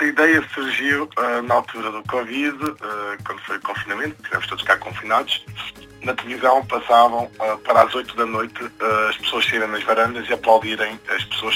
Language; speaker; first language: Portuguese; native; Portuguese